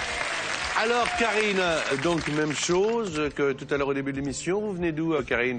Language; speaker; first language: French; native; French